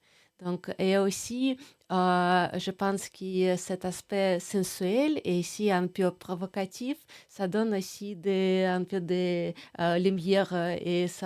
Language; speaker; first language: French; non-native, fluent; Russian